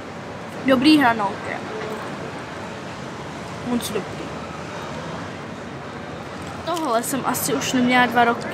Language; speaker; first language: Czech; early bilingual, heritage; Czech